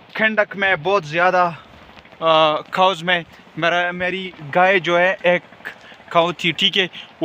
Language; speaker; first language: Hindi; non-native, local second language; Pashto